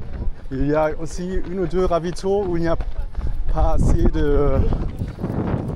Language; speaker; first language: French; non-native, fluent; German